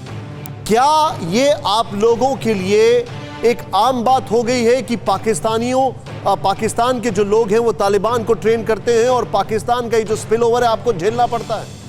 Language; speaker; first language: Hindi; native; Hindi